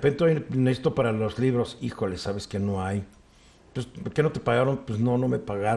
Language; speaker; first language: Spanish; native; Spanish